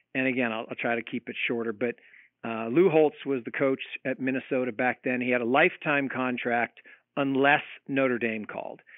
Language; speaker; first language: English; native; English